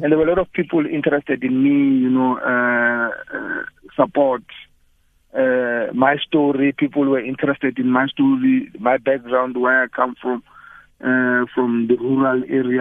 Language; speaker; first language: English; non-native, local second language; Tswana